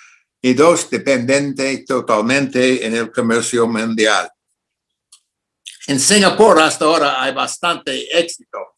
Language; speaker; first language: Spanish; non-native, fluent; English